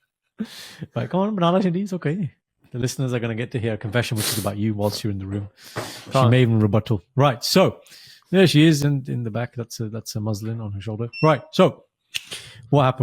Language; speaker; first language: English; early bilingual, other home language; Punjabi